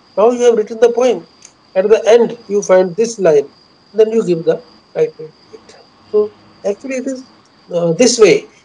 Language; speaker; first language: English; non-native, local second language; Punjabi